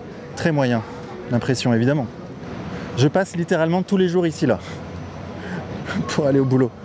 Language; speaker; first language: French; native; French